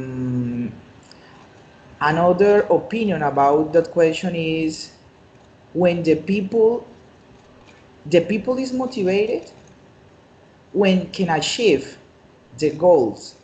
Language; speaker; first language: English; non-native, learner; Spanish